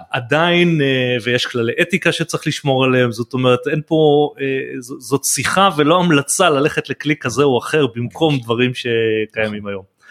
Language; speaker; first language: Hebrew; native; Hebrew